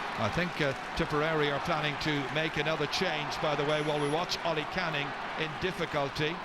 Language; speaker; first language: English; native; English